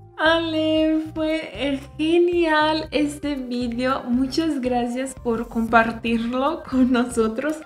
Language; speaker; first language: Spanish; non-native, fluent; Portuguese